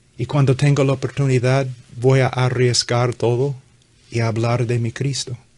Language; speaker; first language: Spanish; non-native, fluent; English